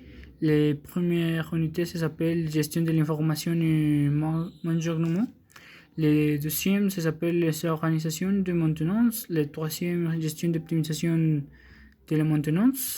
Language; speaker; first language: French; non-native, learner; Spanish